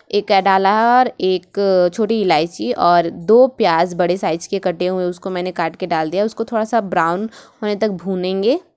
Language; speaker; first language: Hindi; native; Hindi